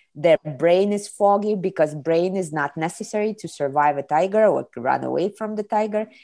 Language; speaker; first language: English; non-native, fluent; Kazakh